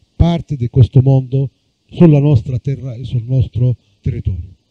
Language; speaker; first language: Italian; non-native, fluent; Arabic